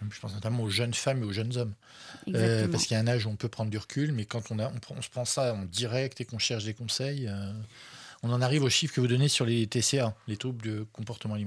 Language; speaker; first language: French; native; French